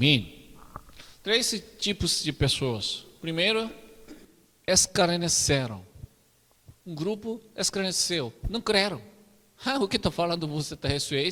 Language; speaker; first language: Portuguese; non-native, learner; Korean